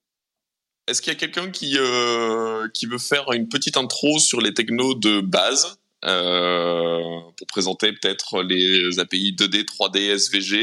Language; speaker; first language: French; native; French